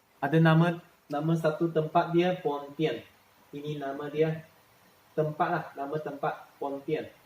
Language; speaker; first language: Malay; non-native, local second language; Chinese